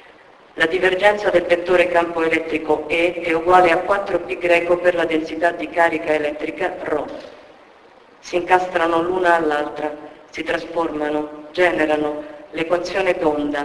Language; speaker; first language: Italian; native; Italian